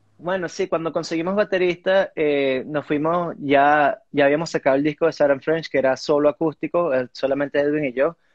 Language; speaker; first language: Spanish; native; Spanish